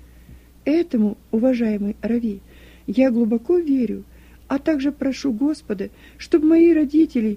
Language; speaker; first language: Russian; native; Russian